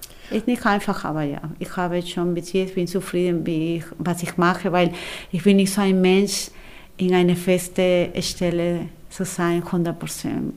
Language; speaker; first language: German; non-native, fluent; Spanish